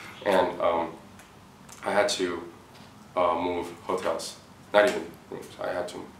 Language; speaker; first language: English; early bilingual, other home language; Spanish